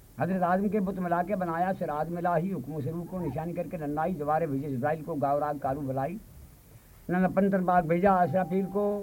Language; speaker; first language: Hindi; non-native, local second language; Marwari